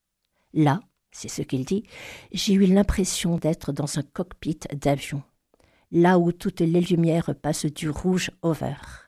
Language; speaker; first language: French; native; French